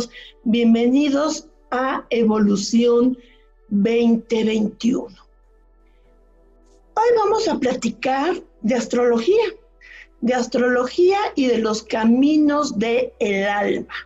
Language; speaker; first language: Spanish; native; Spanish